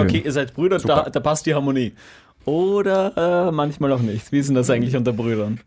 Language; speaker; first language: German; native; German